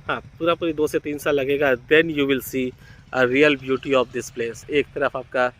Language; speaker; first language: Hindi; non-native, local second language; Bangla